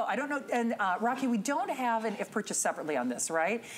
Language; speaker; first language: English; native; English